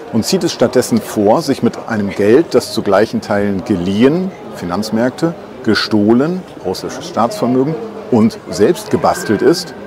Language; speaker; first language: German; native; German